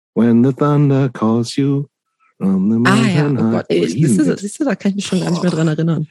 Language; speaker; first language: German; native; German